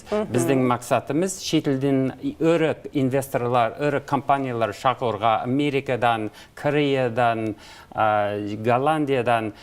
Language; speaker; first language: Kazakh; non-native, learner; English